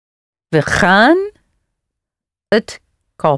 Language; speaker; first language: Dutch; non-native, learner; English